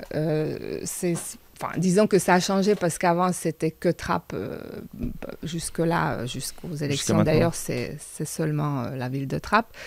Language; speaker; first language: French; non-native, fluent; Hungarian